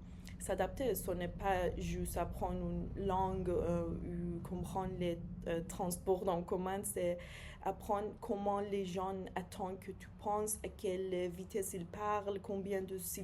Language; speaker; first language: French; non-native, fluent; Persian